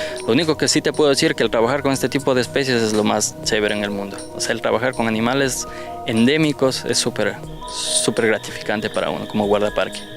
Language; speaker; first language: Spanish; native; Spanish